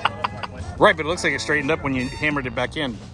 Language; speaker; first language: English; native; English